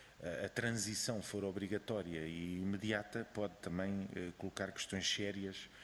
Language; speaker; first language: Portuguese; native; Portuguese